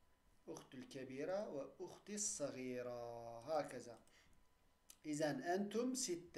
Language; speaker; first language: Arabic; non-native, fluent; Turkish